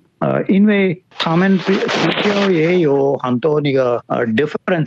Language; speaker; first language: Chinese; non-native, fluent; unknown